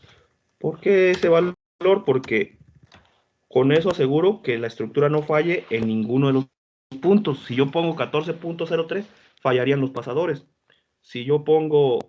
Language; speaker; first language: Spanish; native; Spanish